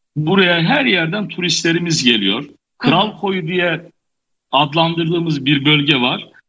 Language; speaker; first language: Turkish; native; Turkish